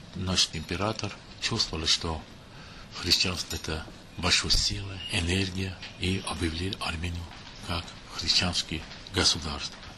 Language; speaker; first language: Russian; non-native, local second language; Armenian